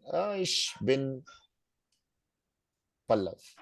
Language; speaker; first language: German; non-native, fluent; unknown